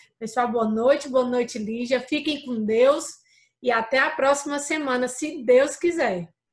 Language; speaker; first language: Portuguese; native; Portuguese